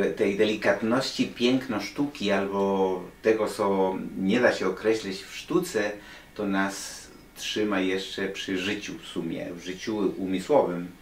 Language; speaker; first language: Polish; non-native, fluent; Spanish